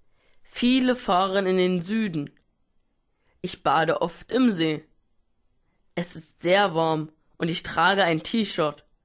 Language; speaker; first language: German; non-native, learner; Norwegian